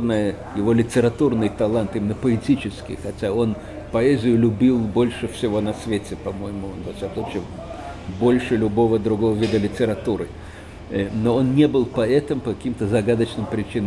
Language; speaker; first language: Russian; native; Russian